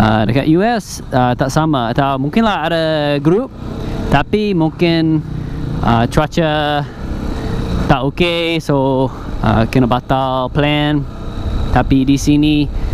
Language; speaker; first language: Malay; non-native, fluent; English